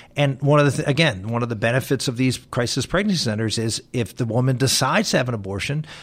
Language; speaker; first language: English; native; English